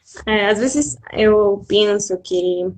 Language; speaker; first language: Portuguese; non-native, fluent; Spanish